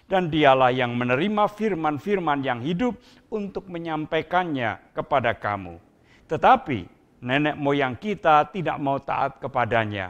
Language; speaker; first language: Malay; non-native, local second language; Indonesian